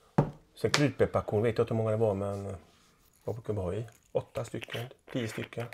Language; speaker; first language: Swedish; native; Swedish